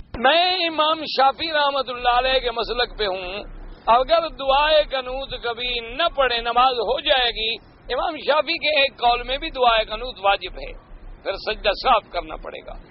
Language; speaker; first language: Urdu; native; Urdu